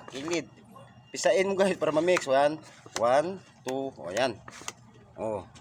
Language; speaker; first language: Filipino; non-native, local second language; Cebuano